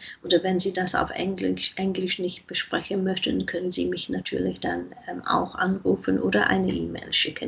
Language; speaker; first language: German; non-native, fluent; English